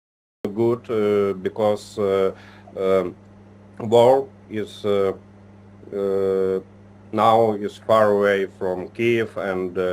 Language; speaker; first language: English; non-native, learner; Ukrainian